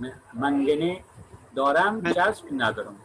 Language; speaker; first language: Persian; non-native, fluent; Urdu